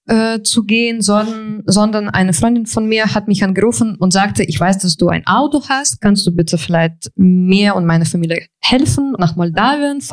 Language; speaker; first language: German; non-native, fluent; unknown